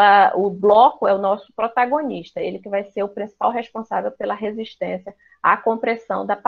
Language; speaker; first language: Portuguese; native; Portuguese